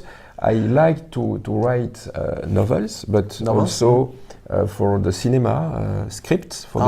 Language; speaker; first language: English; non-native, learner; French